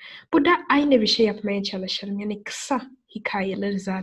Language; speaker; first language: Turkish; non-native, fluent; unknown